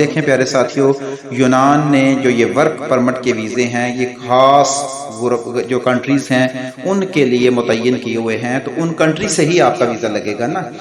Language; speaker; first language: Urdu; non-native, local second language; Punjabi